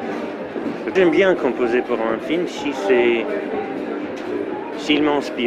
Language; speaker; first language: French; non-native, fluent; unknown